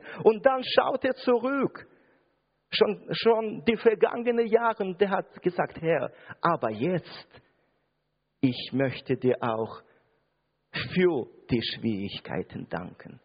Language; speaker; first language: German; non-native, fluent; Russian